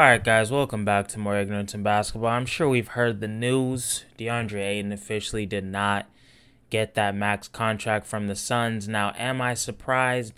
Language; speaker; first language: English; native; English